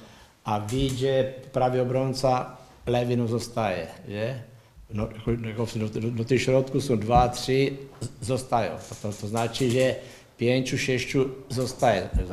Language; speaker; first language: Polish; non-native, learner; Czech